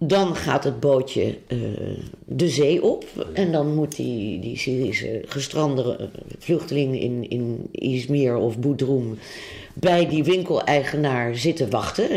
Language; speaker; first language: Dutch; native; Dutch